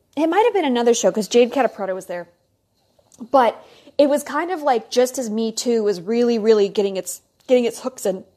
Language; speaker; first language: English; native; English